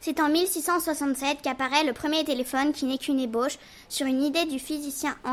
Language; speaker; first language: French; native; French